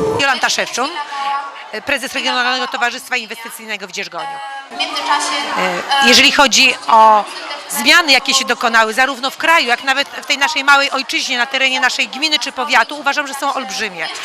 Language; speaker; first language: Polish; native; Polish